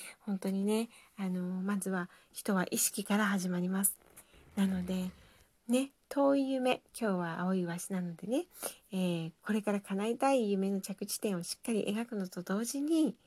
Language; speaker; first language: Japanese; native; Japanese